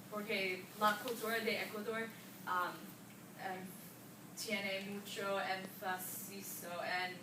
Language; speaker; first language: Spanish; non-native, learner; English